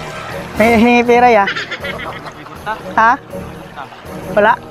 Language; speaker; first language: Filipino; non-native, local second language; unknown